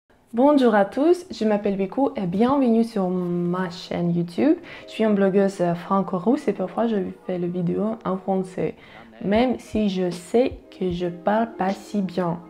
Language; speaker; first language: French; non-native, learner; Russian